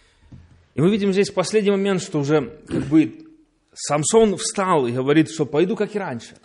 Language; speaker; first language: Polish; non-native, learner; Russian